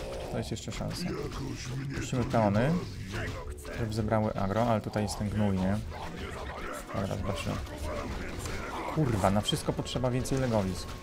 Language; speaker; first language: Polish; native; Polish